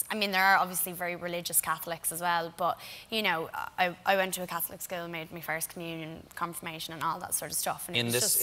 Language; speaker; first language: English; native; English